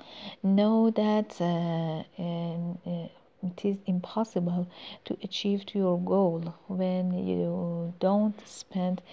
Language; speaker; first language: English; non-native, learner; Persian